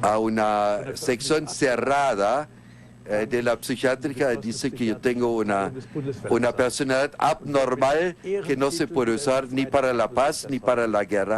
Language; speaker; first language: Spanish; non-native, fluent; German